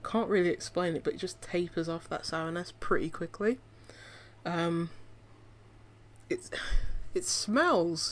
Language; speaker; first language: English; native; English